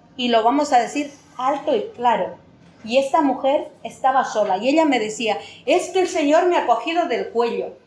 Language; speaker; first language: Spanish; native; Spanish